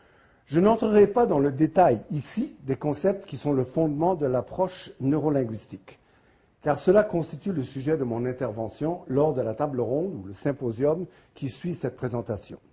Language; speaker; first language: French; native; French